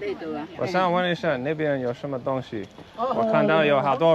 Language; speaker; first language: Chinese; non-native, fluent; English